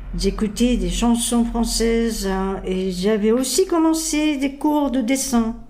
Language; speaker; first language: French; non-native, fluent; Japanese